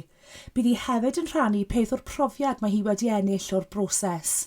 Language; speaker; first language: Welsh; native; Welsh